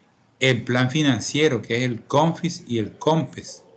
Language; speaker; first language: Spanish; native; Spanish